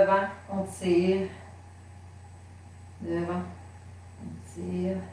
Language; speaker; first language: French; native; French